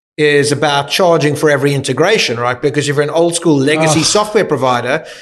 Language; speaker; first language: English; native; English